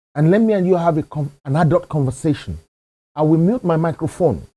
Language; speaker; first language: English; non-native, local second language; Yoruba